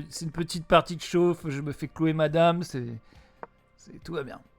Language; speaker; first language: French; native; French